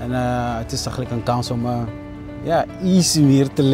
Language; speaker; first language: Dutch; non-native, fluent; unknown